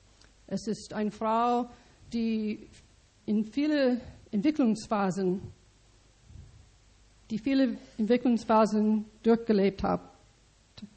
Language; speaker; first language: German; non-native, learner; English